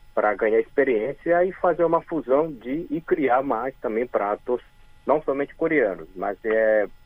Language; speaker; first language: Portuguese; early bilingual, other home language; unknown